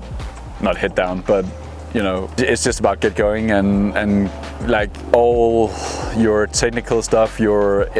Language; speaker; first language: English; non-native, fluent; Danish